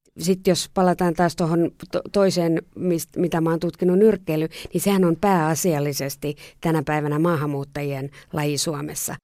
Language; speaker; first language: Finnish; native; Finnish